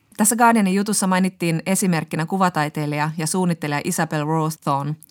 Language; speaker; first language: Finnish; native; Finnish